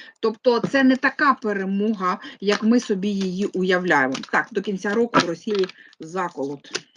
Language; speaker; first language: Ukrainian; non-native, local second language; Russian